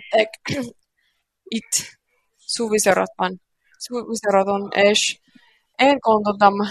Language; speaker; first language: Hungarian; non-native, learner; Finnish